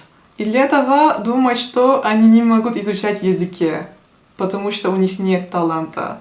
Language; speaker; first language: Russian; non-native, fluent; Turkish